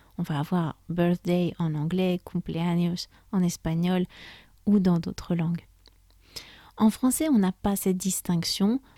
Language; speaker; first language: French; native; French